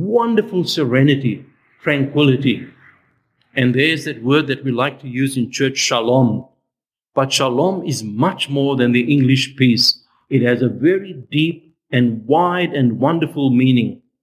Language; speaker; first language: English; native; English